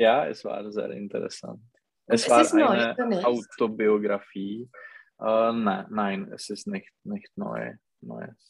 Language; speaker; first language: German; non-native, learner; Czech